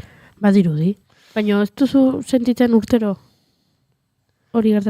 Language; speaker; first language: Basque; native; Basque